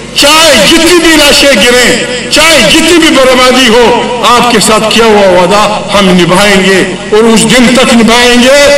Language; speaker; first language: Urdu; non-native, local second language; Pashto